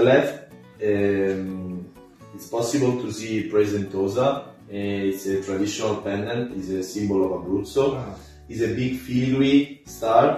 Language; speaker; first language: English; non-native, learner; Italian